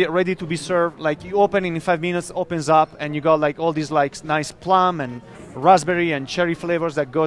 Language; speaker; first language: English; non-native, fluent; Italian